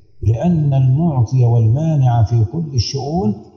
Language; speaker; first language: Arabic; native; Arabic